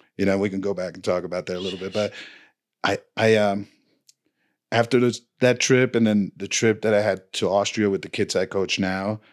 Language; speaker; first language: English; non-native, fluent; Spanish